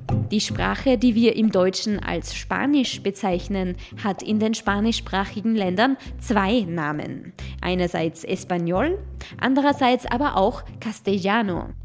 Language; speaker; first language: German; native; German